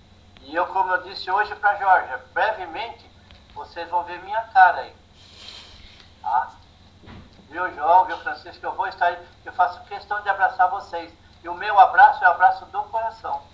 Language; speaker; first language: Portuguese; native; Portuguese